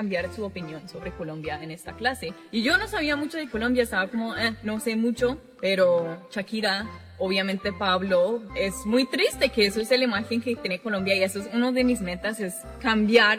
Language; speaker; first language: Spanish; non-native, fluent; English